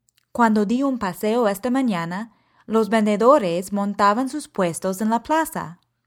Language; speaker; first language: Spanish; non-native, fluent; English